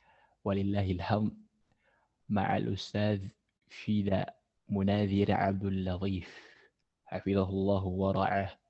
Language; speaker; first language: Arabic; non-native, fluent; Indonesian